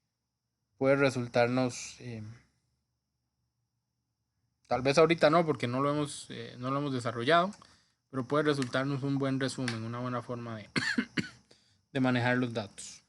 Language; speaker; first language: Spanish; native; Spanish